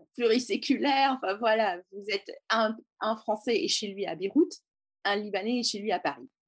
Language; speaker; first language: French; native; French